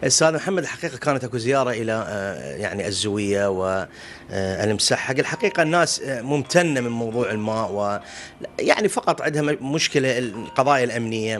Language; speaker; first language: Arabic; native; Arabic